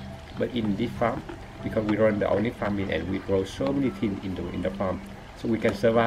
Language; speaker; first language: English; non-native, learner; Vietnamese